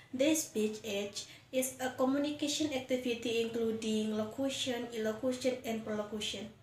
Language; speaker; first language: English; non-native, learner; Indonesian